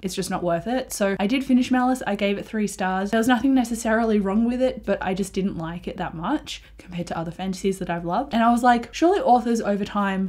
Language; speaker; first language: English; native; English